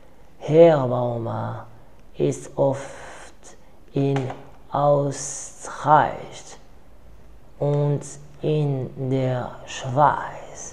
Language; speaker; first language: German; non-native, learner; Arabic